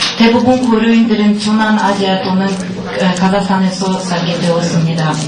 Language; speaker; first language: Korean; non-native, learner; Russian